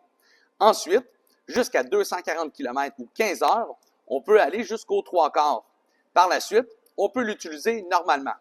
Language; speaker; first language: French; native; French